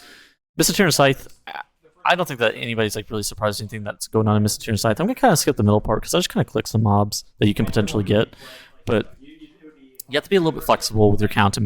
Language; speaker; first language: English; native; English